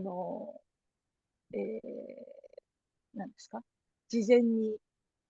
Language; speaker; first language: Japanese; native; Japanese